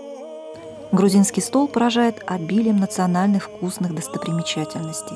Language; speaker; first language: Russian; native; Russian